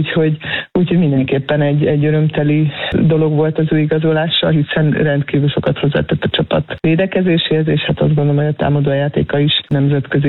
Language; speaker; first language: Hungarian; native; Hungarian